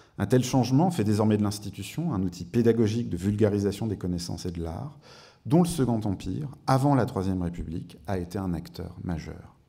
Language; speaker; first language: French; native; French